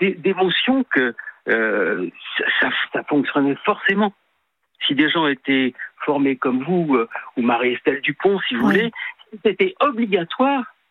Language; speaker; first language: French; native; French